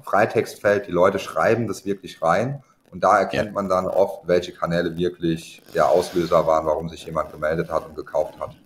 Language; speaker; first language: German; native; German